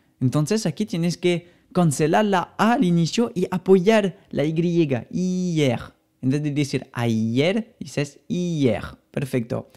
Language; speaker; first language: Spanish; non-native, fluent; French